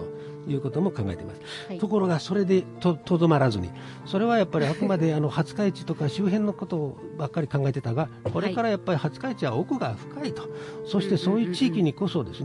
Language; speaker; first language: Japanese; native; Japanese